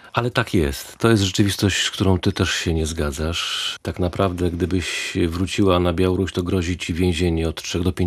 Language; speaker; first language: Polish; native; Polish